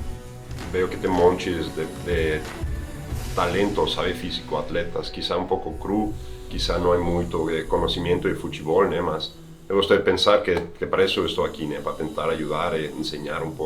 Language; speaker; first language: Portuguese; non-native, fluent; Spanish